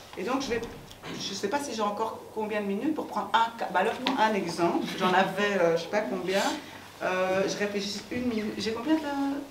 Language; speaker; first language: French; native; French